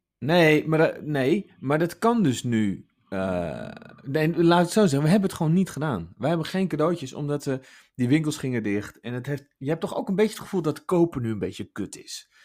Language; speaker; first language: Dutch; native; Dutch